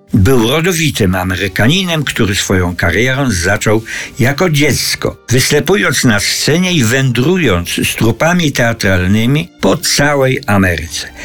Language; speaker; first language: Polish; native; Polish